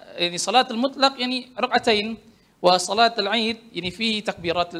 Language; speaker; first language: Arabic; non-native, fluent; Indonesian